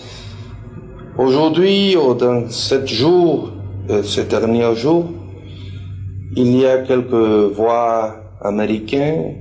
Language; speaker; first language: French; non-native, fluent; Spanish